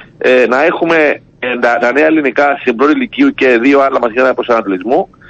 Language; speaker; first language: Greek; native; Greek